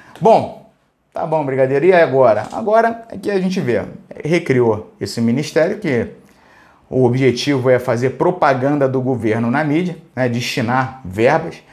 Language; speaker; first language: Portuguese; native; Portuguese